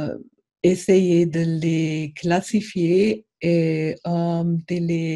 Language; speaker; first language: French; non-native, fluent; German